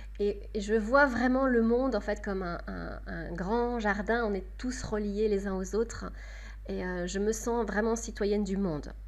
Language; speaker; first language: French; native; French